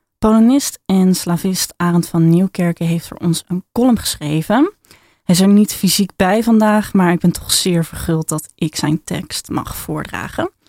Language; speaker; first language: Dutch; native; Dutch